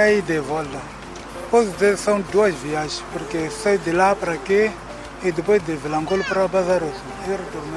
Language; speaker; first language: Portuguese; non-native, local second language; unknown